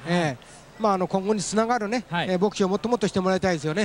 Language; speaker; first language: Japanese; native; Japanese